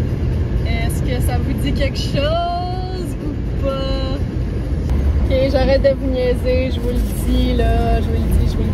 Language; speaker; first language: French; native; French